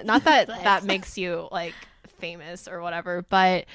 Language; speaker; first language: English; native; English